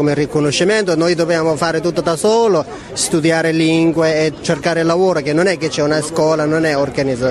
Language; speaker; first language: Italian; non-native, fluent; Tibetan